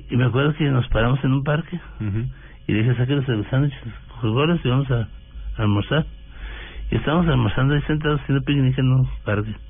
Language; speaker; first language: Spanish; native; Spanish